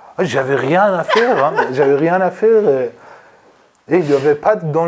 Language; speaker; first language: French; non-native, learner; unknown